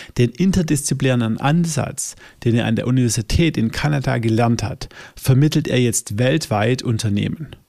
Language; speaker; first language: German; native; German